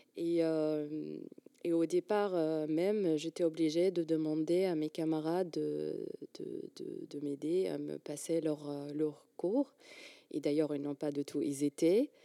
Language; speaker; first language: French; non-native, fluent; Arabic